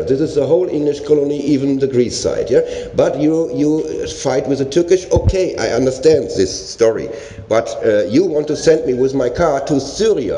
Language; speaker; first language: English; non-native, learner; German